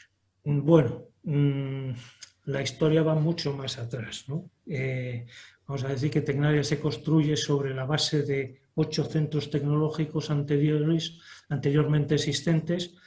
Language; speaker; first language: Spanish; native; Spanish